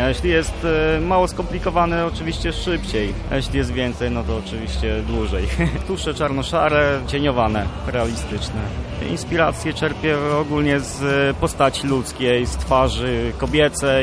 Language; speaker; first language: Polish; native; Polish